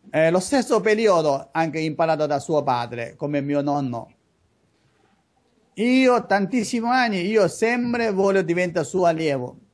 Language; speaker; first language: Italian; non-native, learner; Chinese